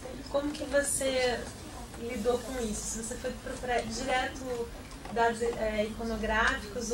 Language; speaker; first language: Portuguese; native; Portuguese